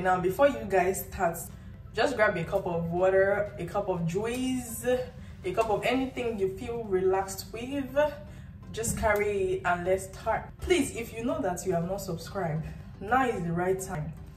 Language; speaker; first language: English; non-native, local second language; Yoruba